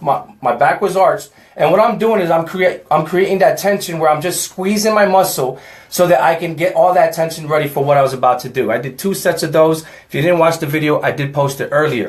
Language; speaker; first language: English; native; English